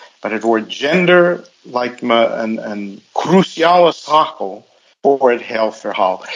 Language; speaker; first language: Dutch; non-native, fluent; English